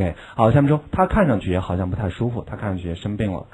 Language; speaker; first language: Chinese; native; Chinese